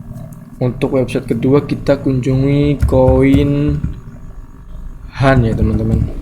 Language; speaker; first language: Indonesian; native; Indonesian